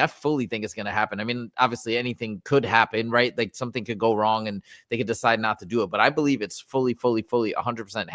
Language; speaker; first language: English; native; English